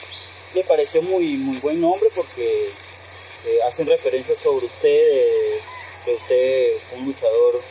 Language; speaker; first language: Spanish; native; Spanish